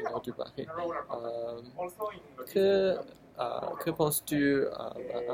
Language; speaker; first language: French; non-native, learner; Chinese